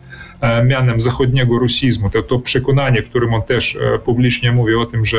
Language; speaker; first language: Polish; early bilingual, heritage; Polish